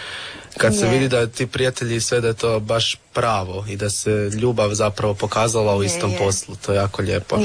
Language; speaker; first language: Serbian; native; Serbian